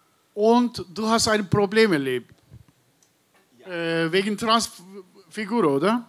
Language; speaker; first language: German; non-native, learner; Turkish